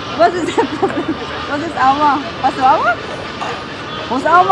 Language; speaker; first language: German; non-native, learner; Filipino